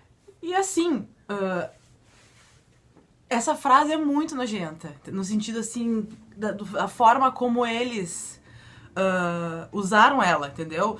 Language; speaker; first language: Portuguese; native; Portuguese